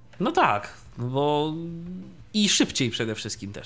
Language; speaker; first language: Polish; native; Polish